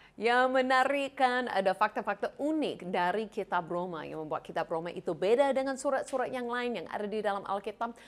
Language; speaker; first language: Indonesian; non-native, fluent; English